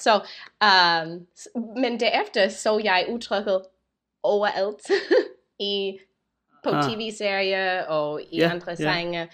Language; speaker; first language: Danish; non-native, learner; English